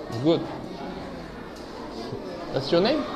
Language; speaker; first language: English; non-native, learner; French